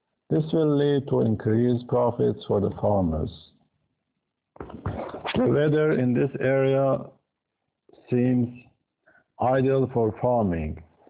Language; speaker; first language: English; non-native, fluent; Persian